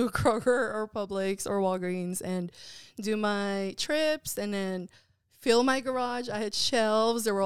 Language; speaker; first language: English; non-native, local second language; Filipino